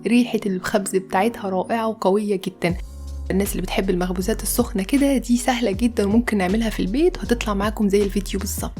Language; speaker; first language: Arabic; native; Arabic